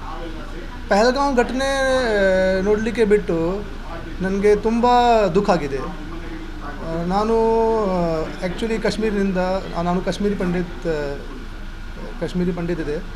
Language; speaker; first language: Kannada; non-native, learner; Kashmiri